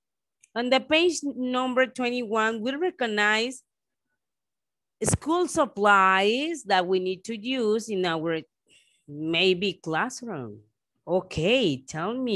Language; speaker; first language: English; non-native, fluent; Spanish